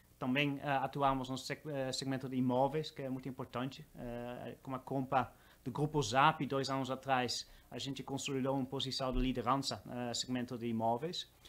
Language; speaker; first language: Portuguese; non-native, fluent; Dutch